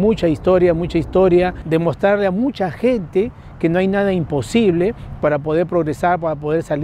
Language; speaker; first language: Spanish; native; Spanish